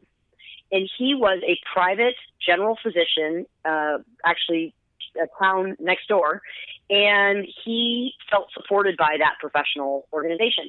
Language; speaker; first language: English; native; English